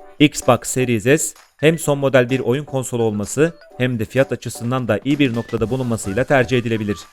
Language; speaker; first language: Turkish; native; Turkish